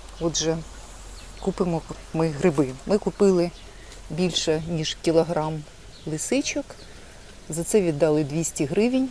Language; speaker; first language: Ukrainian; non-native, local second language; Russian